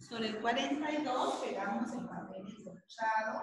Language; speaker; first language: Spanish; native; Spanish